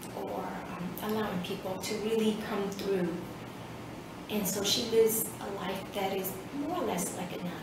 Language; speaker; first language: English; early bilingual, other home language; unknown